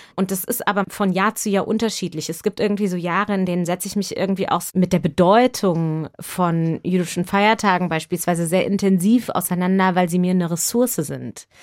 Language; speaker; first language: German; native; German